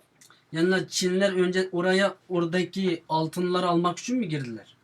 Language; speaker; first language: Turkish; non-native, fluent; Uyghur